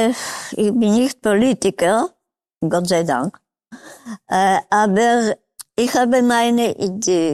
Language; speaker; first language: German; non-native, learner; Polish